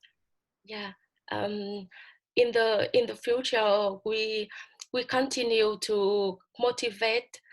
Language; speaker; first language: English; non-native, learner; Vietnamese